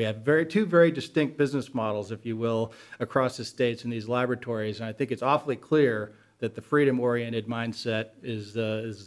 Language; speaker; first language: English; native; English